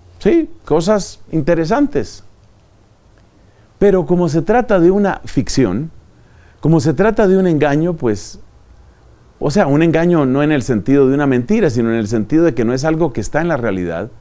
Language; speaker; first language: Spanish; native; Spanish